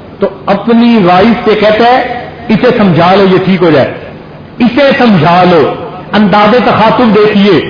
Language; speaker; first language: Urdu; non-native, local second language; Punjabi